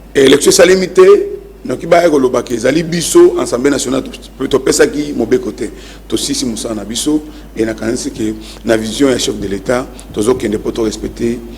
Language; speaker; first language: Lingala; non-native, local second language; Mongo